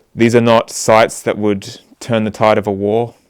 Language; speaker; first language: English; native; English